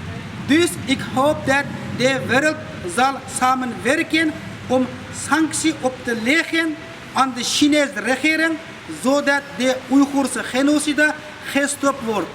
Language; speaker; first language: Dutch; non-native, fluent; Uyghur